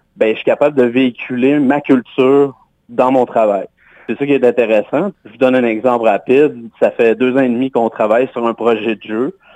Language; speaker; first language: French; native; French